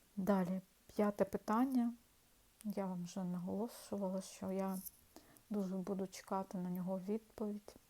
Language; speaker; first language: Ukrainian; non-native, local second language; Russian